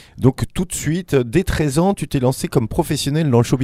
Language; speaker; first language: French; native; French